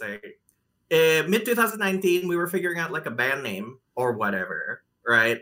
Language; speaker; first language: English; non-native, fluent; Indonesian